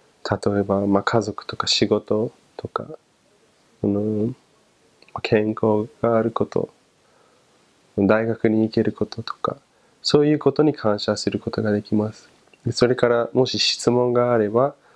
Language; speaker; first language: Japanese; non-native, fluent; English